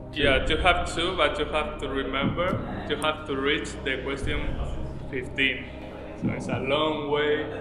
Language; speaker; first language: English; non-native, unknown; Spanish